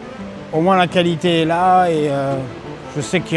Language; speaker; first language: French; native; French